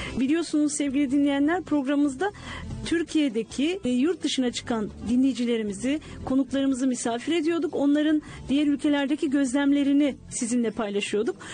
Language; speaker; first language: Turkish; native; Turkish